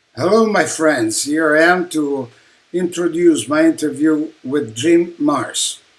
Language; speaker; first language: English; non-native, fluent; Italian